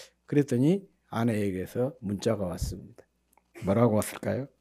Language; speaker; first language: Korean; native; Korean